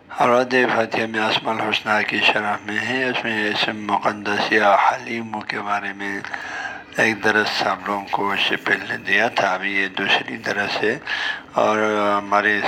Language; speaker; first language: Urdu; non-native, local second language; Balti